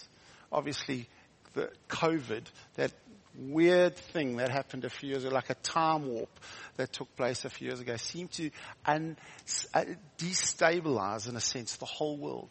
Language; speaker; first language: English; native; English